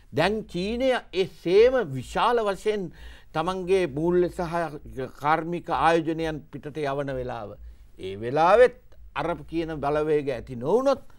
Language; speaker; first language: Sinhala; native; Sinhala